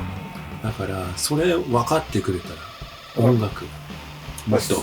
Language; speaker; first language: Japanese; early bilingual, heritage; English